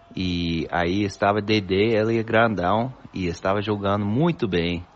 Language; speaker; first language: Portuguese; non-native, fluent; English